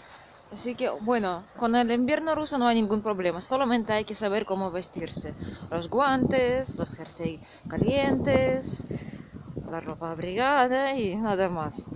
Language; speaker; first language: Spanish; non-native, fluent; Russian